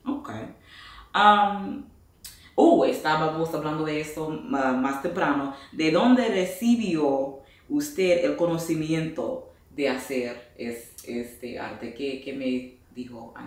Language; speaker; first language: Spanish; non-native, fluent; English